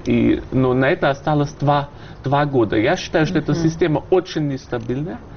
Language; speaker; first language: Russian; non-native, fluent; German